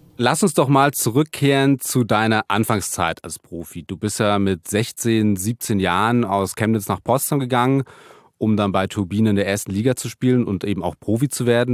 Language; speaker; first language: German; native; German